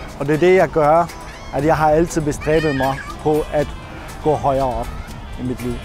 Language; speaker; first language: Danish; non-native, fluent; Persian